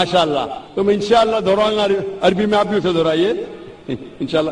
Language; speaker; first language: Hindi; non-native, local second language; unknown